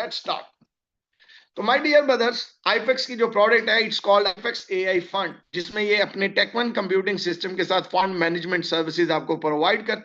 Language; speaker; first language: Hindi; native; Hindi